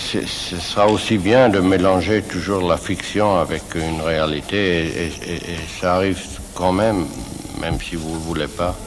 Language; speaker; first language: French; non-native, fluent; Swiss German